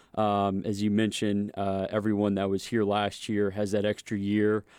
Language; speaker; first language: English; native; English